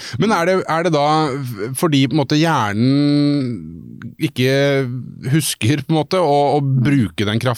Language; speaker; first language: Norwegian; native; Norwegian